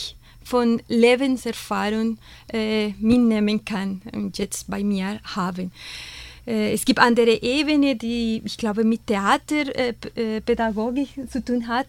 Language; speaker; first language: German; non-native, fluent; Spanish